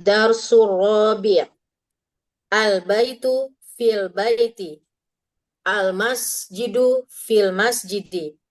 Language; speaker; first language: Arabic; non-native, learner; Indonesian